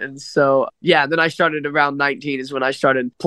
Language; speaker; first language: English; native; English